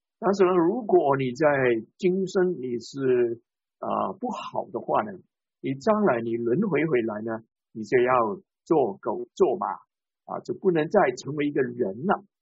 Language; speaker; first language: Chinese; non-native, local second language; Cantonese